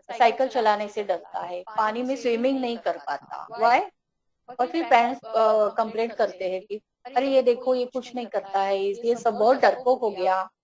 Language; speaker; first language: Hindi; native; Hindi